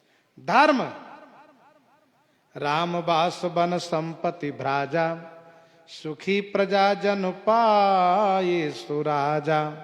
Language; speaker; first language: Hindi; native; Hindi